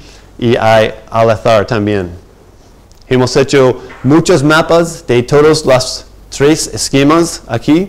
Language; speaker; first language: Spanish; non-native, fluent; English